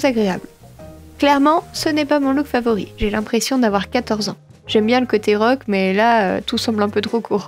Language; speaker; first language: French; native; French